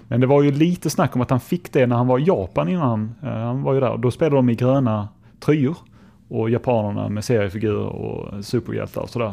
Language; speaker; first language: Swedish; native; Swedish